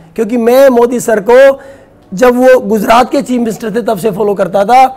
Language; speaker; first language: Hindi; native; Hindi